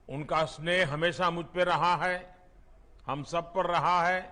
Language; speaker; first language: Hindi; non-native, local second language; Gujarati